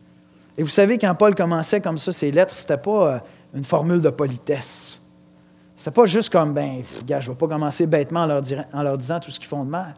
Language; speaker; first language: French; native; French